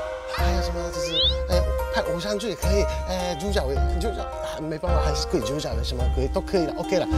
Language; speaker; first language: Chinese; non-native, fluent; Japanese